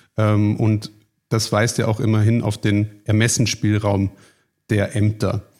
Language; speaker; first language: German; native; German